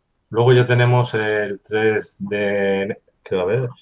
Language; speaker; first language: Spanish; native; Spanish